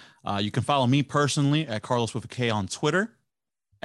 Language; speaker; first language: English; native; English